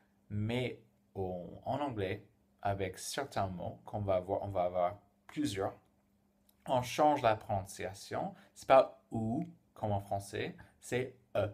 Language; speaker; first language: French; non-native, fluent; English